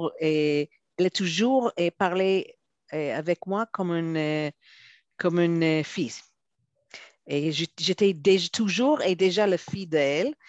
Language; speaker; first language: French; non-native, fluent; Hebrew